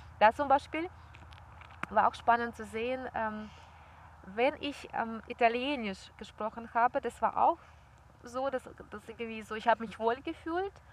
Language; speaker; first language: German; non-native, fluent; Russian